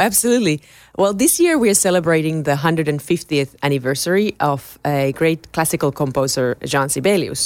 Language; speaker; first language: English; non-native, fluent; Finnish